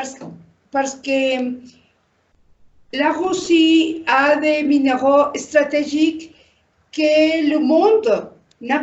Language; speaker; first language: French; non-native, learner; Spanish